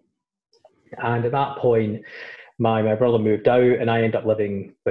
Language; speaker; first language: English; native; English